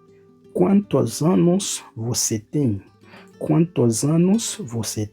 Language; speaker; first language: Portuguese; non-native, learner; Haitian Creole